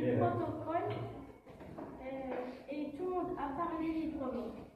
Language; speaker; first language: French; non-native, learner; Kabyle